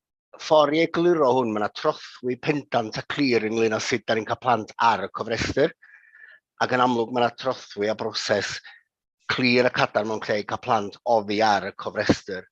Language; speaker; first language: Welsh; native; Welsh